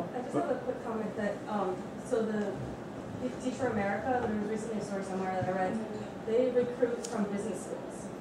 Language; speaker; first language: English; native; English